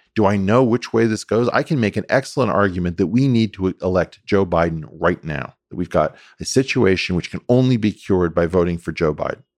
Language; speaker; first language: English; native; English